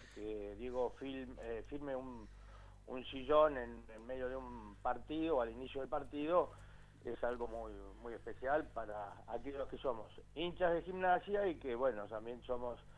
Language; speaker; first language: Spanish; native; Spanish